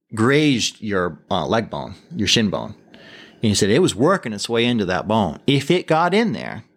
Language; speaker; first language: English; native; English